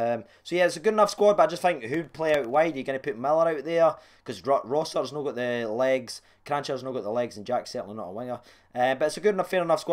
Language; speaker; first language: English; native; English